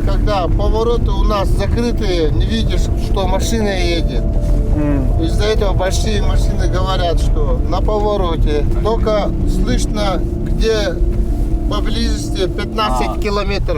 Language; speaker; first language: Russian; non-native, local second language; Yakut